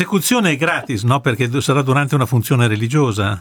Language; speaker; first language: Italian; native; Italian